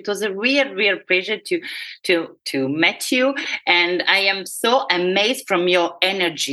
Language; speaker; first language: English; non-native, fluent; Italian